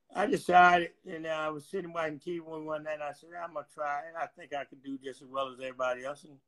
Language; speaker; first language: English; native; English